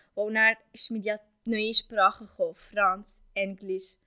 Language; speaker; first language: German; non-native, fluent; Arabic